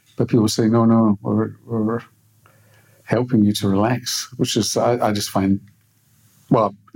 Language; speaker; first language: English; native; English